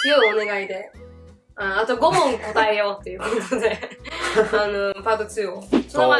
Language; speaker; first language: Japanese; native; Japanese